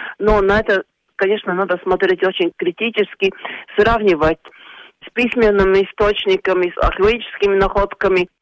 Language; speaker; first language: Russian; non-native, local second language; Latvian